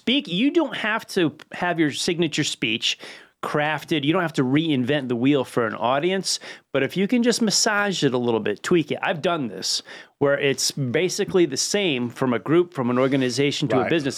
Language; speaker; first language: English; native; English